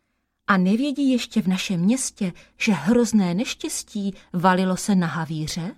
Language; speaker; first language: Czech; native; Czech